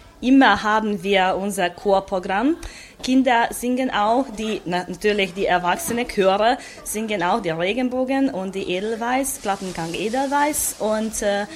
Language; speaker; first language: German; non-native, local second language; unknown